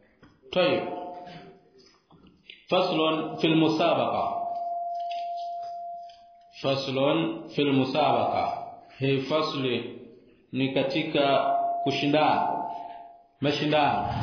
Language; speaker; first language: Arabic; non-native, fluent; Swahili